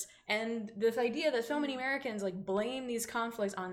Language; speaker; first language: English; native; English